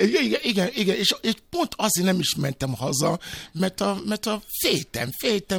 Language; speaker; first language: Hungarian; non-native, fluent; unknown